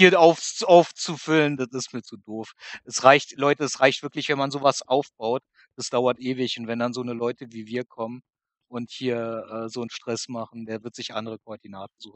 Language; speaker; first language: German; native; German